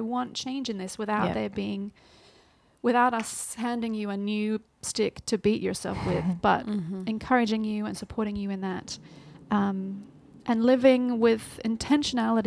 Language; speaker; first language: English; native; English